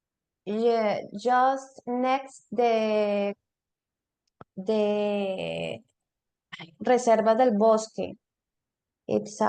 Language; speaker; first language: English; non-native, learner; Spanish